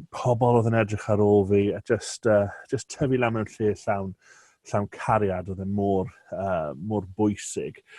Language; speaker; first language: Welsh; non-native, local second language; English